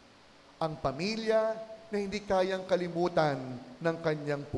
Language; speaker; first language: Filipino; native; Filipino